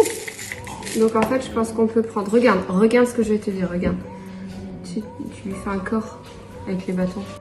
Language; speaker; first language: French; native; French